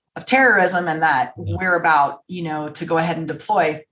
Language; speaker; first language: English; native; English